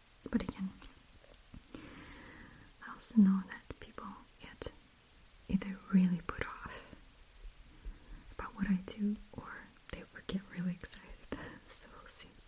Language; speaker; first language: English; non-native, fluent; Russian